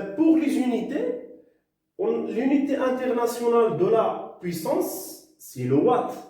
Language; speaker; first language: French; non-native, local second language; Arabic